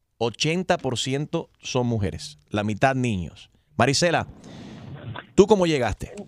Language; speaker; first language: Spanish; early bilingual, heritage; Spanish